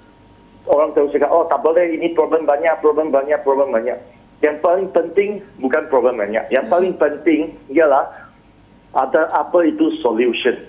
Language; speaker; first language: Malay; non-native, local second language; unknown